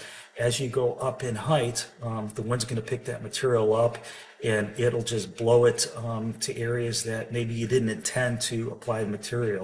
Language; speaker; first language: English; native; English